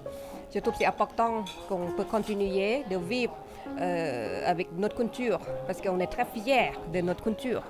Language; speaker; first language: French; non-native, fluent; Thai